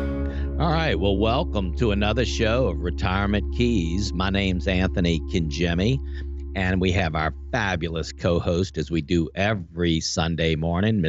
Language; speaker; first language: English; native; English